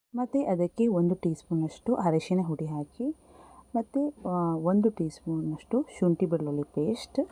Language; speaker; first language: Kannada; non-native, local second language; Tulu